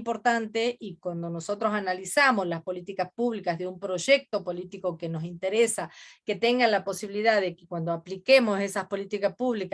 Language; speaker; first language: Spanish; native; Spanish